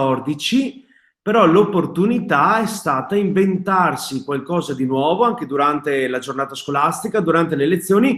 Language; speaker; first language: Italian; native; Italian